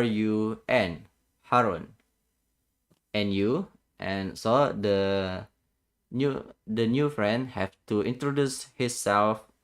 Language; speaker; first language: English; non-native, learner; Indonesian